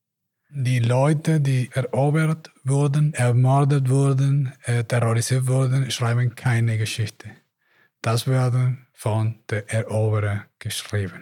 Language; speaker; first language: German; non-native, learner; Spanish